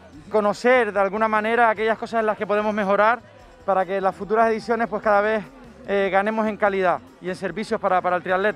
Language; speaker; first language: Spanish; native; Spanish